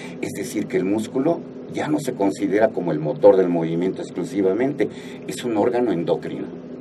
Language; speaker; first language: Spanish; native; Spanish